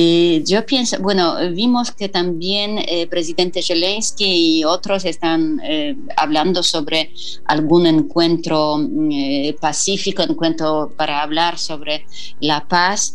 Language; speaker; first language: Spanish; non-native, fluent; Polish